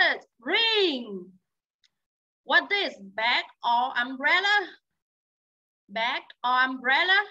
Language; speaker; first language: English; non-native, learner; Vietnamese